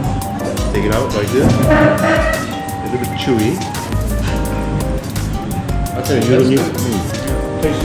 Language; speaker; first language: English; non-native, fluent; Khmer